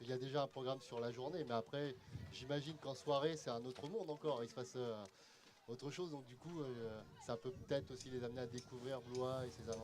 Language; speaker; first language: French; native; French